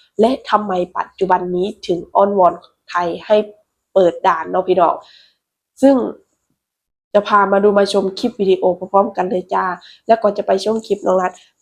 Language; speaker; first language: Thai; non-native, local second language; Lao